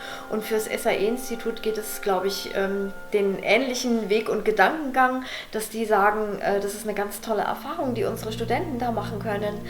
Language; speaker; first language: German; native; German